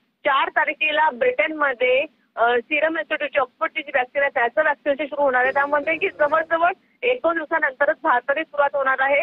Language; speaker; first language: Marathi; native; Marathi